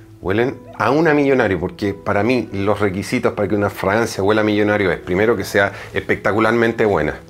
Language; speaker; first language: Spanish; native; Spanish